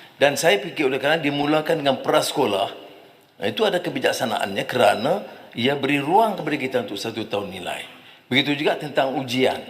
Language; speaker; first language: Malay; native; Malay